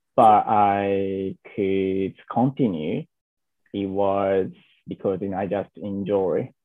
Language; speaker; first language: English; non-native, learner; Japanese